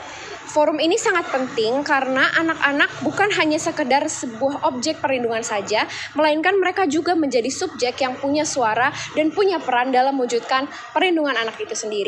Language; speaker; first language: Indonesian; native; Indonesian